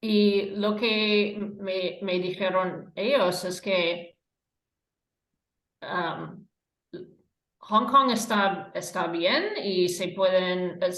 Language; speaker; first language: Spanish; non-native, fluent; English